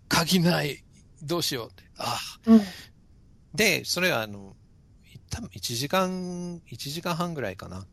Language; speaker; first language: Japanese; non-native, fluent; English